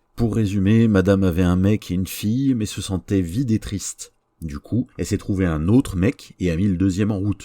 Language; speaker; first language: French; native; French